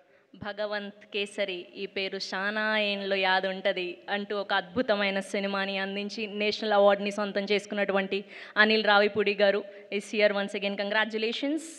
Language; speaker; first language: Telugu; native; Telugu